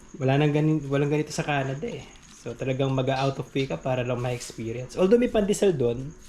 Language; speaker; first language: Filipino; non-native, local second language; Pampanga